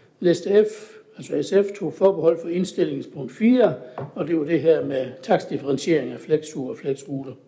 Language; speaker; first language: Danish; native; Danish